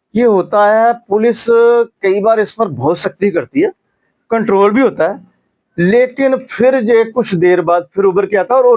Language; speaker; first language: Hindi; non-native, local second language; Punjabi